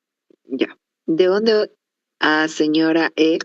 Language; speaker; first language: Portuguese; non-native, learner; Spanish